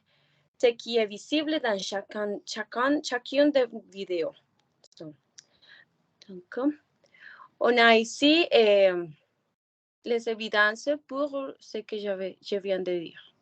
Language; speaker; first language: French; non-native, learner; Spanish